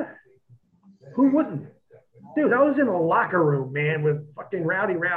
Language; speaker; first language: English; native; English